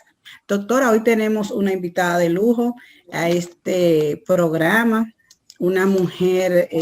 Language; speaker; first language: Spanish; native; Spanish